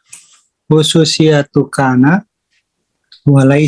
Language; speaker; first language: Arabic; non-native, learner; Indonesian